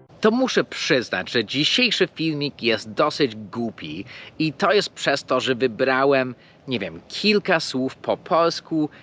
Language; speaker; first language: Polish; early bilingual, heritage; English